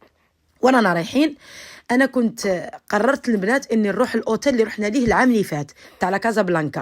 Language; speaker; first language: Arabic; native; Arabic